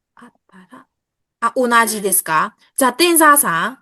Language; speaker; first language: Japanese; non-native, fluent; Burmese